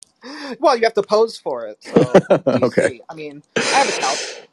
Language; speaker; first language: English; early bilingual, other home language; Filipino